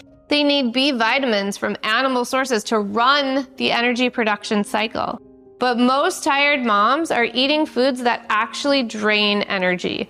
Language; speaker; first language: English; native; English